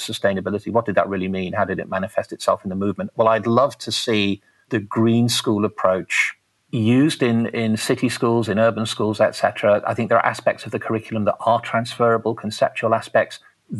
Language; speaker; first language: English; native; English